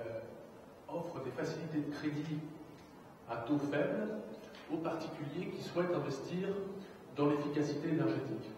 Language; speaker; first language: French; native; French